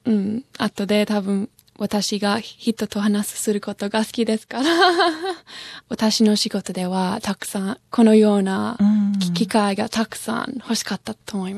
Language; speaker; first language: Japanese; non-native, fluent; English